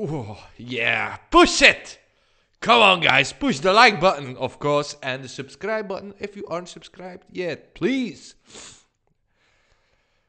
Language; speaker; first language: English; non-native, fluent; Dutch